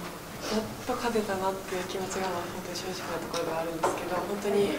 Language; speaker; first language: Japanese; native; Japanese